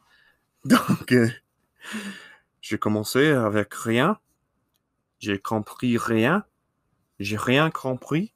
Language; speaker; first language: French; non-native, learner; English